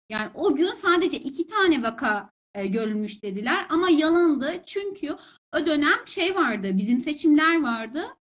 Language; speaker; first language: Turkish; non-native, fluent; Persian